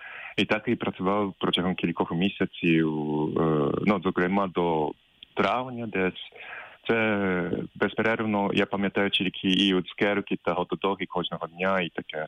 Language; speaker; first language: Ukrainian; non-native, fluent; Japanese